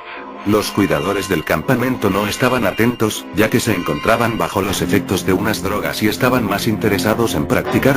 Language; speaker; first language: Spanish; native; Spanish